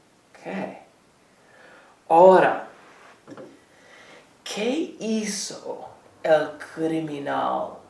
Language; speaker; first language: Spanish; non-native, fluent; English